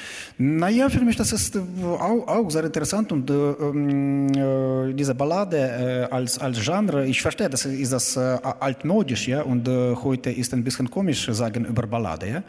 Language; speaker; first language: German; non-native, learner; Ukrainian